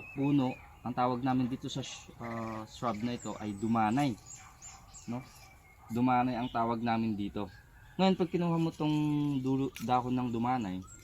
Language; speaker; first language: Filipino; non-native, local second language; Iloko